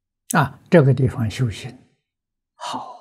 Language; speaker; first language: Chinese; native; Chinese